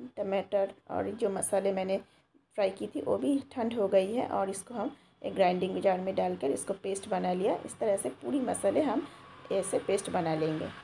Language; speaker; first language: Hindi; non-native, local second language; Bangla